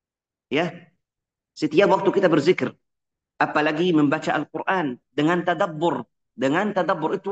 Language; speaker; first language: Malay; non-native, fluent; Arabic